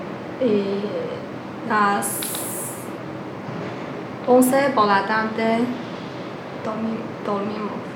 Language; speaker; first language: Spanish; non-native, learner; Chinese